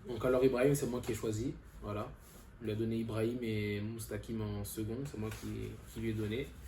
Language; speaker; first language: French; early bilingual, other home language; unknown